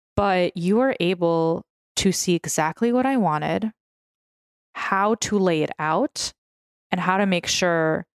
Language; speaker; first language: English; early bilingual, other home language; Russian